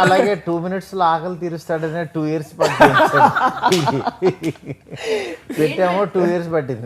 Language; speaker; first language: Telugu; native; Telugu